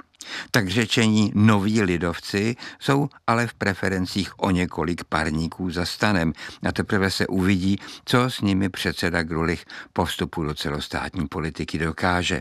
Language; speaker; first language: Czech; native; Czech